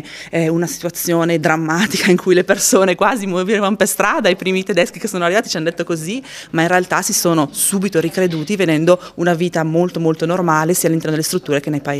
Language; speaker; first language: Italian; native; Italian